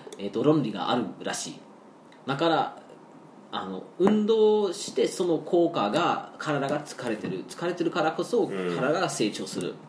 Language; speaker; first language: Japanese; non-native, fluent; English